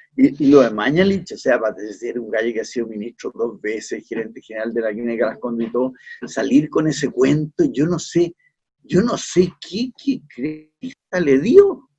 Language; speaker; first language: Spanish; native; Spanish